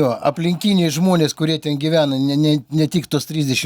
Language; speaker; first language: Lithuanian; native; Lithuanian